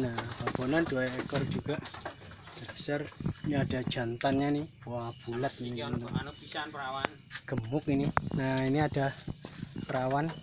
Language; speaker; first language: Indonesian; native; Indonesian